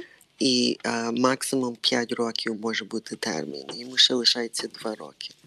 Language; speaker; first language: Ukrainian; early bilingual, heritage; Ukrainian